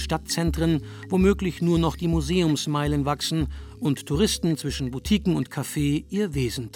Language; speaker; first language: German; native; German